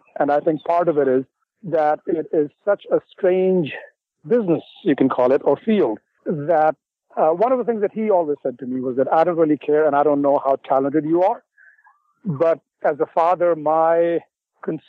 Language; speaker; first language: English; non-native, local second language; Urdu